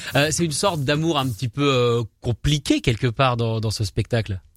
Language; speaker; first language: French; native; French